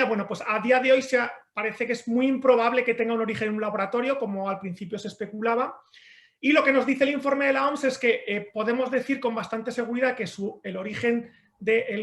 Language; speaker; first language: Spanish; native; Spanish